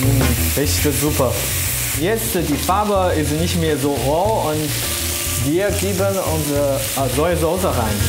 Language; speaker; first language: German; non-native, fluent; Chinese